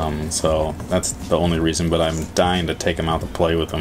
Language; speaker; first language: English; native; English